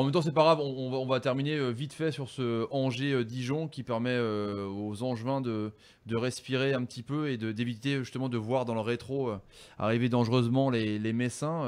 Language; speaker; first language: French; native; French